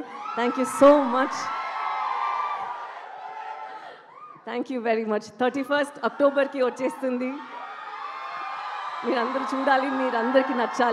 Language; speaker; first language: Telugu; non-native, local second language; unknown